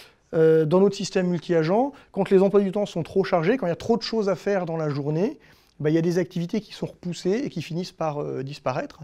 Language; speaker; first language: French; native; French